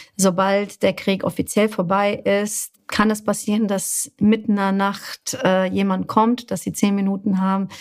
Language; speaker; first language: German; non-native, fluent; Bosnian